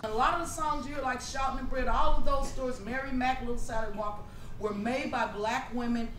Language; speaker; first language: English; native; English